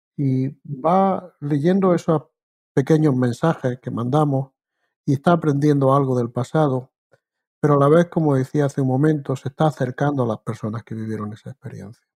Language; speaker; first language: Spanish; native; Spanish